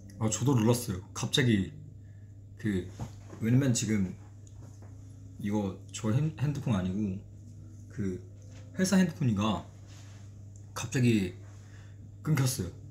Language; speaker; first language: Korean; non-native, fluent; Chinese